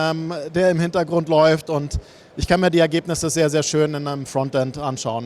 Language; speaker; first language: German; native; German